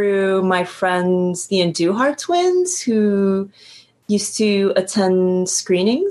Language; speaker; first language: English; non-native, local second language; Cantonese